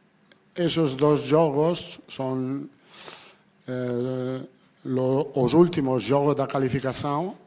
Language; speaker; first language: Portuguese; non-native, fluent; Italian